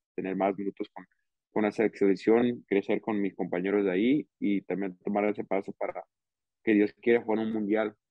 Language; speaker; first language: Spanish; early bilingual, heritage; Spanish